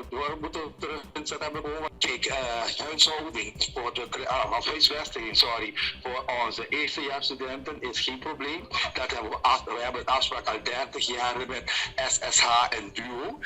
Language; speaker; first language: Dutch; non-native, local second language; Papiamento